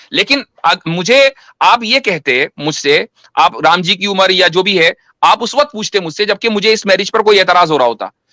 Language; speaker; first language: Hindi; native; Hindi